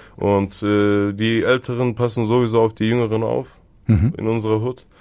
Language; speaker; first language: German; early bilingual, other home language; Turkish